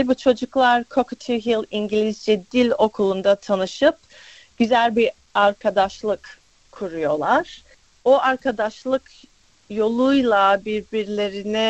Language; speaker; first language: Turkish; early bilingual, other home language; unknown